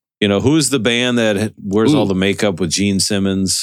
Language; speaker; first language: English; native; English